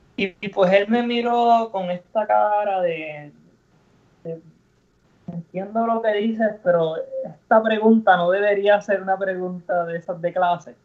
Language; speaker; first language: Spanish; native; Spanish